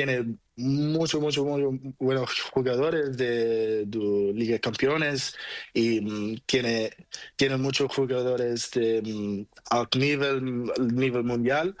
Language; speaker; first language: Spanish; non-native, learner; Portuguese